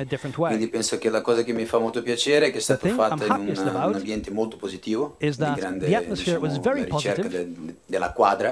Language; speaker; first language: Italian; native; Italian